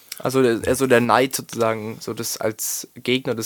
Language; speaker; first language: German; native; German